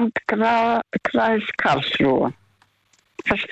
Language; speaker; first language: German; non-native, fluent; Russian